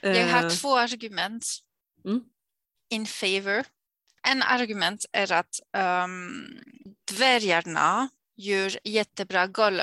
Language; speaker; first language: Swedish; non-native, fluent; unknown